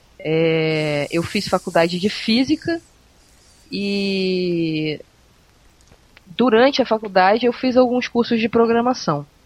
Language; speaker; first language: Portuguese; native; Portuguese